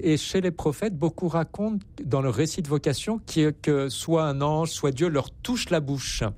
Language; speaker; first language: French; native; French